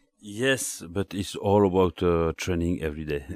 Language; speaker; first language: English; non-native, learner; French